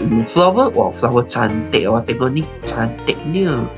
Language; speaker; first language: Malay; non-native, local second language; Chinese